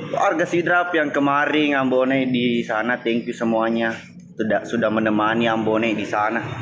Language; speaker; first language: Indonesian; non-native, local second language; Buginese